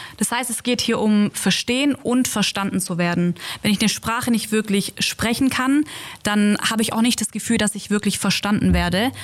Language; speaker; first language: German; native; German